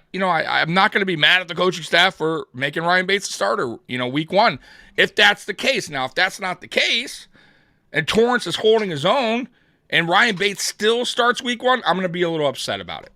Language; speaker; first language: English; native; English